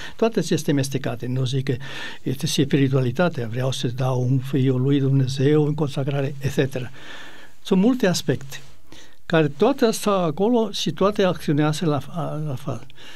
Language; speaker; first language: Romanian; non-native, fluent; Spanish